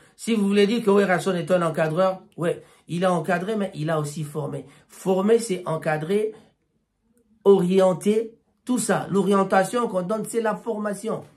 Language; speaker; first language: French; non-native, local second language; Lingala